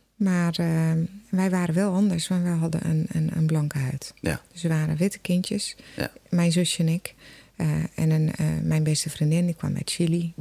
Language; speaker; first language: Dutch; non-native, fluent; Portuguese